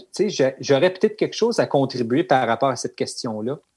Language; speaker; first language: French; native; French